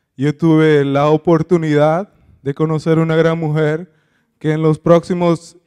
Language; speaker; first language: Spanish; native; Spanish